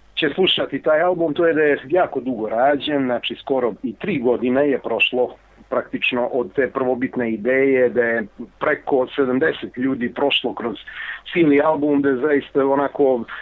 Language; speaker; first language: Serbian; native; Serbian